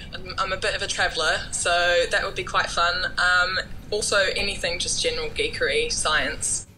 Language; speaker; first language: English; native; English